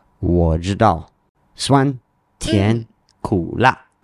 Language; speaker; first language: Chinese; non-native, learner; English